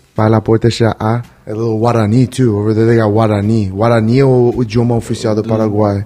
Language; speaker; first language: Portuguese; non-native, learner; English